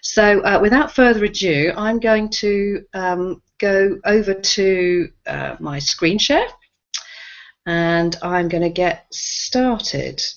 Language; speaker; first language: English; native; English